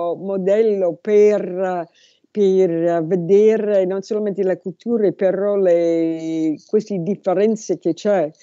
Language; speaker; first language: Italian; non-native, learner; English